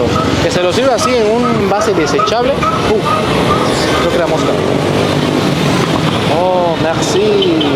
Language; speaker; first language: Spanish; native; Spanish